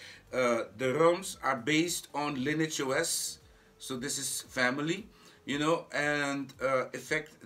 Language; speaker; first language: English; non-native, fluent; Dutch